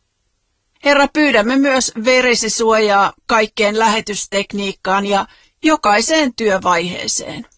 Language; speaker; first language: Finnish; native; Finnish